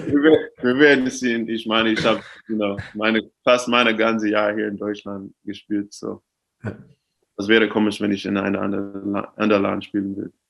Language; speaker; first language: German; non-native, fluent; English